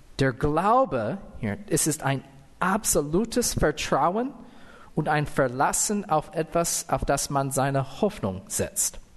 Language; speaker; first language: German; non-native, fluent; English